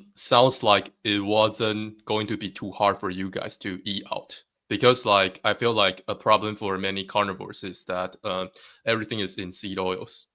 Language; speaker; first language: English; non-native, fluent; Chinese